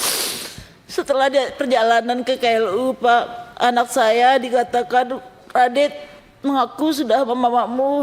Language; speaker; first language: Indonesian; non-native, local second language; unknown